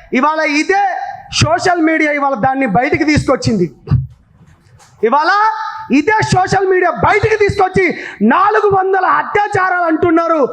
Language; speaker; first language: Telugu; non-native, local second language; Lambadi